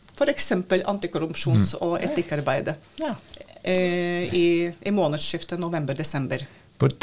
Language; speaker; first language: Norwegian; non-native, fluent; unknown